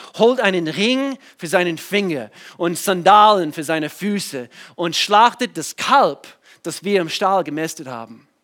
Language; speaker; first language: German; non-native, fluent; English